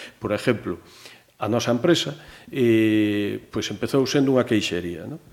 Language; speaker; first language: Galician; native; Galician